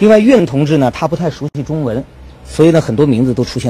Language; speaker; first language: Chinese; native; Chinese